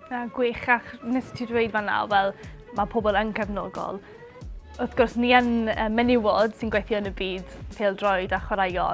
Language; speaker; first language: Welsh; native; Welsh